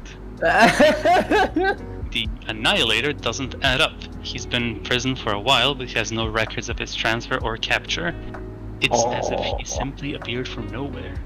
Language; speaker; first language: English; non-native, fluent; Greek